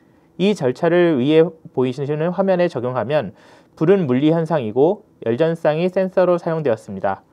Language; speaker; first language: Korean; native; Korean